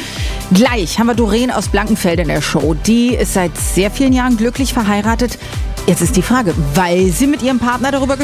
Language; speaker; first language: German; native; German